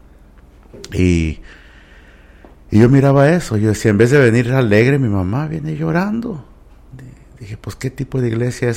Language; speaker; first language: Spanish; early bilingual, heritage; Spanish